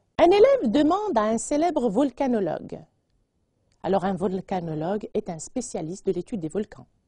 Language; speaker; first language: French; non-native, local second language; Arabic